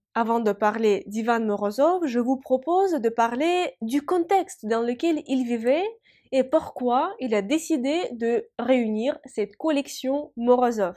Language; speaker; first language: French; non-native, fluent; Russian